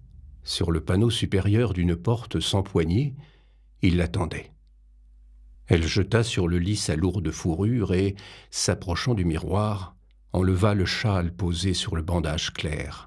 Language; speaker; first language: French; native; French